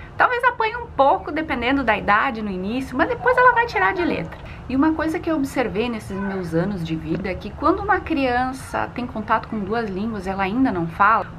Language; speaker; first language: Portuguese; native; Portuguese